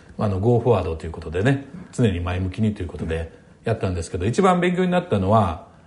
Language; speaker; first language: Japanese; native; Japanese